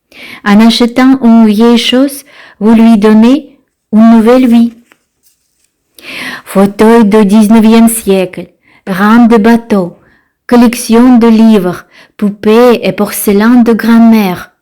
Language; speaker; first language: French; non-native, fluent; Russian